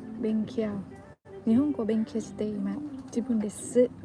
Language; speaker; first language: Japanese; non-native, learner; Thai